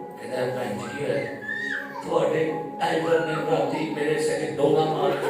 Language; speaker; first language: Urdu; non-native, local second language; Punjabi